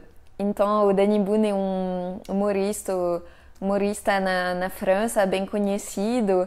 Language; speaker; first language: Portuguese; non-native, fluent; French